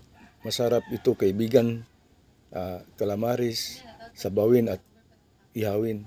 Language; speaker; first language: Filipino; non-native, local second language; Cebuano